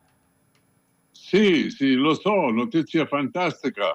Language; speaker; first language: Italian; non-native, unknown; Hindi